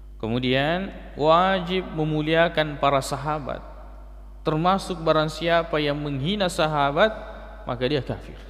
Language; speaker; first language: Malay; non-native, local second language; Buginese